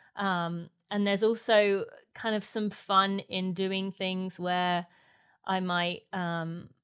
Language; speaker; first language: English; native; English